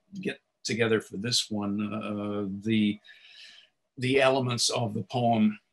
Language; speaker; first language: English; native; English